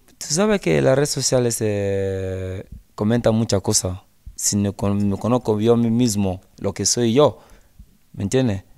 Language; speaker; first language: Spanish; non-native, learner; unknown